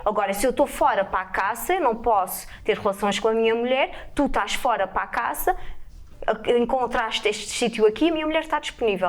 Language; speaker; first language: Portuguese; native; Portuguese